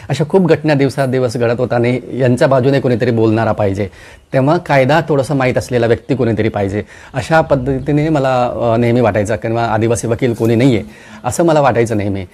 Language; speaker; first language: Marathi; non-native, local second language; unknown